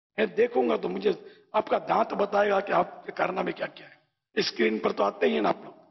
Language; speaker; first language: Urdu; native; Urdu